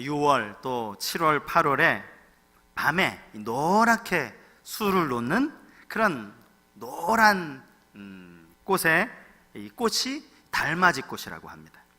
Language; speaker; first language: Korean; native; Korean